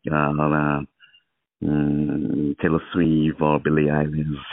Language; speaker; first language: English; non-native, local second language; Mizo